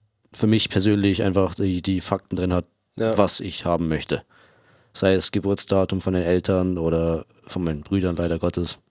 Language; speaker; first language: German; native; German